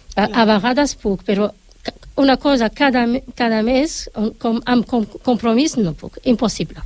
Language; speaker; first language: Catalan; non-native, fluent; Arabic